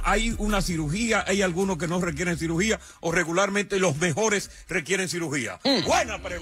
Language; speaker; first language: Spanish; native; Spanish